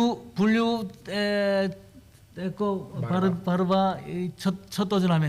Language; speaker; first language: Czech; non-native, learner; Korean